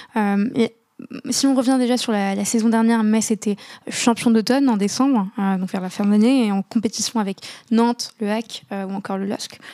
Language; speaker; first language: French; non-native, local second language; Arabic